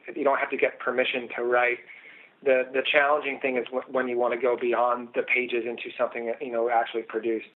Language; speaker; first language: English; native; English